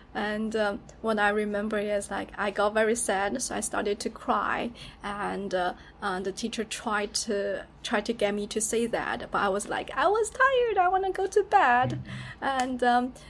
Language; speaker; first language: English; non-native, fluent; Chinese